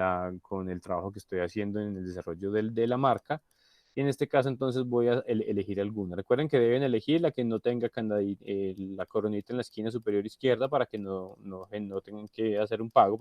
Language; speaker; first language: Spanish; native; Spanish